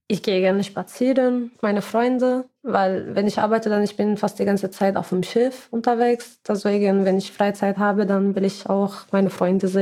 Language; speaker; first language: German; non-native, learner; Arabic